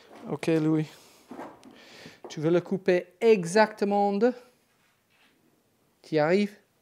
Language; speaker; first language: French; non-native, fluent; English